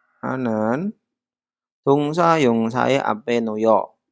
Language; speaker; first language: Korean; non-native, fluent; Indonesian